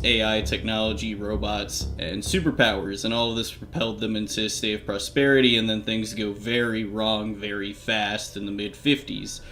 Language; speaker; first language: English; native; English